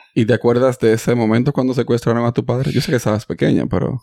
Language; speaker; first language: Spanish; native; Spanish